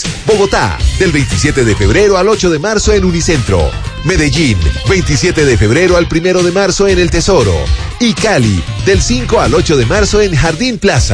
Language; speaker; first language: Spanish; native; Spanish